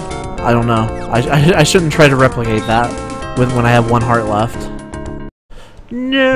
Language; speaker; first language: English; native; English